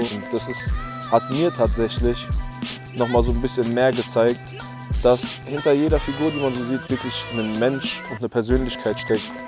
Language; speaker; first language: German; native; German